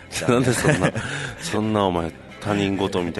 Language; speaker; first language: Japanese; native; Japanese